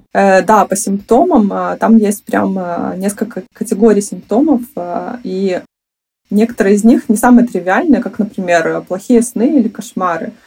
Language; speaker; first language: Russian; native; Russian